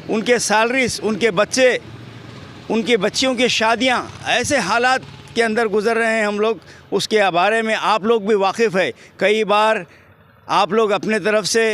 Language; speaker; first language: Urdu; native; Urdu